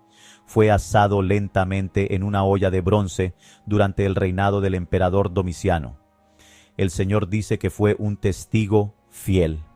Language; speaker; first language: Spanish; native; Spanish